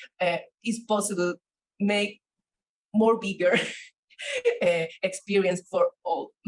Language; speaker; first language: English; non-native, learner; Spanish